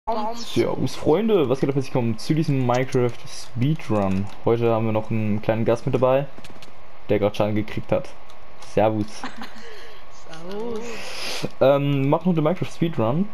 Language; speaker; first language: German; native; German